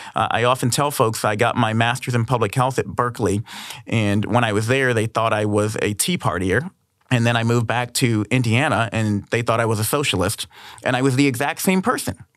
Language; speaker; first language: English; native; English